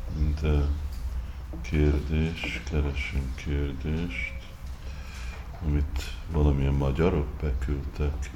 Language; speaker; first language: Hungarian; early bilingual, heritage; Hungarian